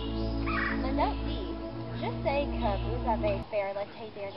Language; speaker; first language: French; non-native, learner; English